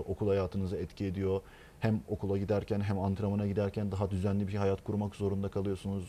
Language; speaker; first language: Turkish; native; Turkish